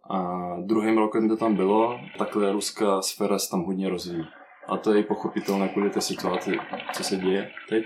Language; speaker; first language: Czech; non-native, fluent; Russian